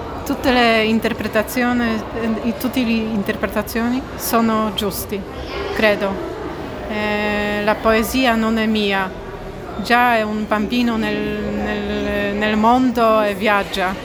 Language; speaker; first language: Italian; non-native, learner; Polish